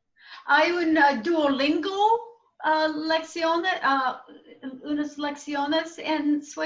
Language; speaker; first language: Spanish; non-native, learner; English